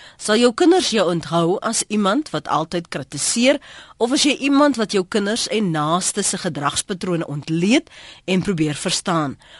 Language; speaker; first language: Afrikaans; native; Afrikaans